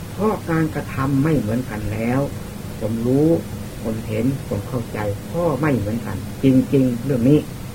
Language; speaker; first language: Thai; non-native, local second language; Lao